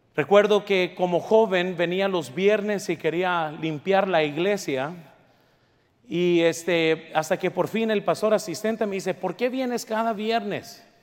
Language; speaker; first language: Spanish; early bilingual, heritage; Spanish